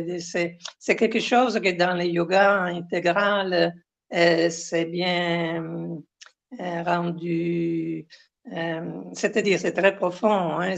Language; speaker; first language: French; non-native, fluent; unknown